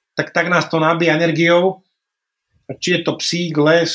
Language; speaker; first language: Slovak; non-native, local second language; Hungarian